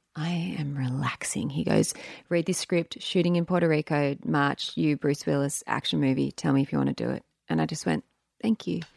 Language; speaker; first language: English; native; English